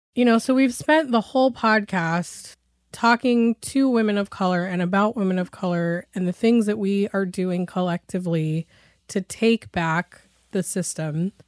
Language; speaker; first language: English; native; English